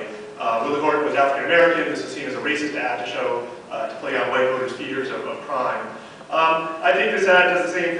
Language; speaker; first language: English; native; English